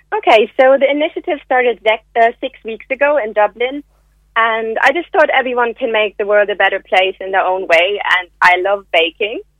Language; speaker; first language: English; non-native, fluent; German